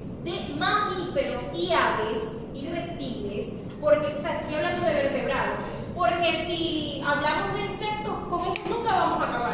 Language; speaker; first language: Spanish; native; Spanish